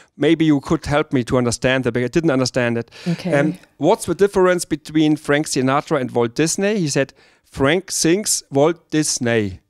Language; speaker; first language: English; non-native, learner; German